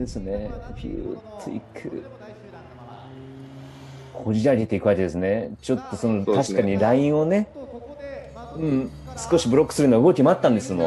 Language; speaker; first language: Japanese; native; Japanese